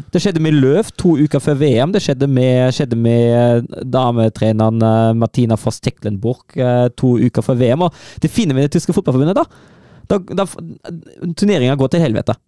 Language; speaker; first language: Norwegian; non-native, fluent; German